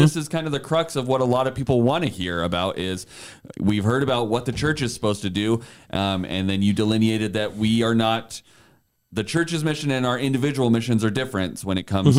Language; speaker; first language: English; native; English